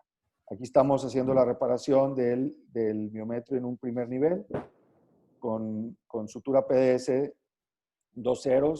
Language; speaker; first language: Spanish; native; Spanish